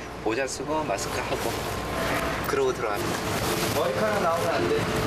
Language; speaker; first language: Korean; native; Korean